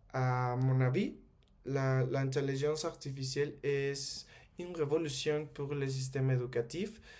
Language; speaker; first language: French; non-native, learner; Spanish